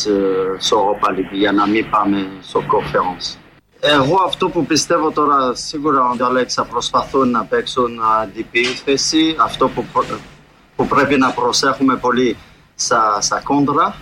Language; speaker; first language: Greek; non-native, fluent; French